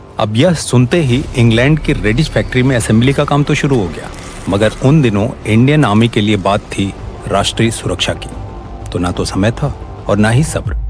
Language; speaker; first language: Hindi; native; Hindi